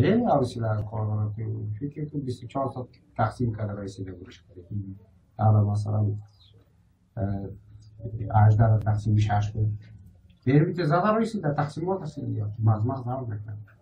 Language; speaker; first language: Persian; native; Persian